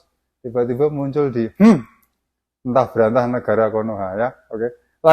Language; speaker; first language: Indonesian; native; Indonesian